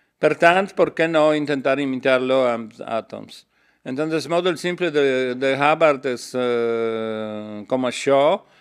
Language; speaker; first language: Catalan; non-native, learner; Polish